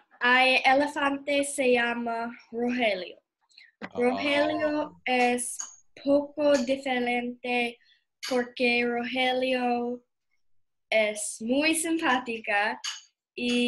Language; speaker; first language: Spanish; non-native, learner; English